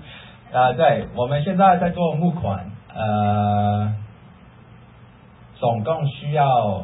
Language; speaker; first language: Chinese; early bilingual, heritage; Chinese